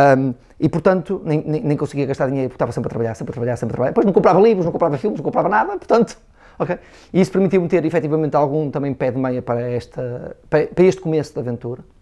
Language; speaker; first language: Portuguese; native; Portuguese